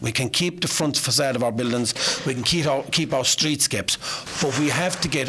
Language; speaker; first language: English; native; English